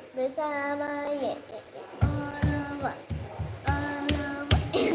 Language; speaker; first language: French; non-native, learner; English